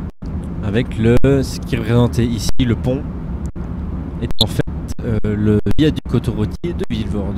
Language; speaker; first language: French; native; French